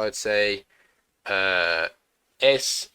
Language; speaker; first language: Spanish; non-native, learner; English